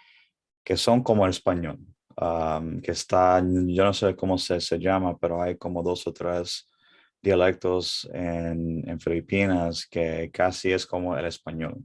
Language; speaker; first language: Spanish; early bilingual, heritage; English